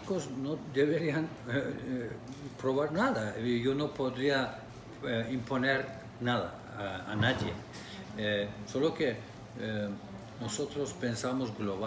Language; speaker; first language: Spanish; non-native, fluent; Turkish